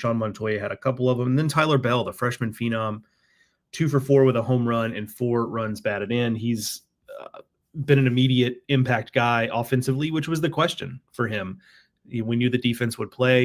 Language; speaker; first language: English; native; English